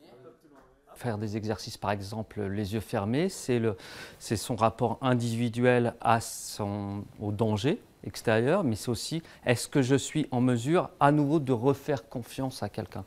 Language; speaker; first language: French; native; French